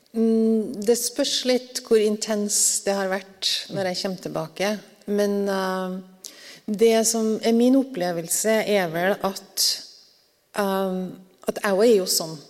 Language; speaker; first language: Norwegian; native; Norwegian